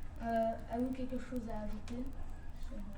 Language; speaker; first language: French; native; French